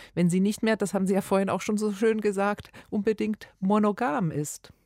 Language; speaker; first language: German; native; German